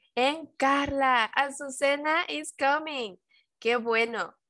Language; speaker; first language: Spanish; native; Spanish